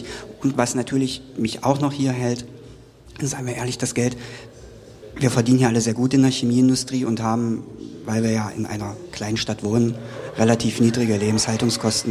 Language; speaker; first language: German; native; German